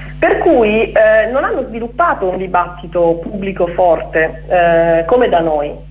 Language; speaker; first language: Italian; native; Italian